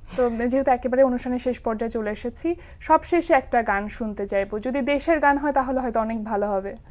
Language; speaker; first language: Bangla; native; Bangla